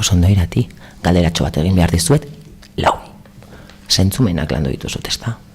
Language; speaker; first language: Basque; native; Basque